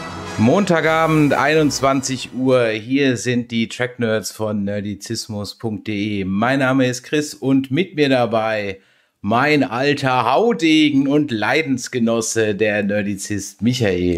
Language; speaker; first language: German; native; German